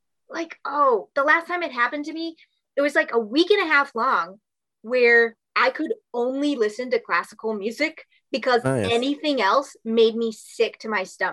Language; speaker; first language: English; native; English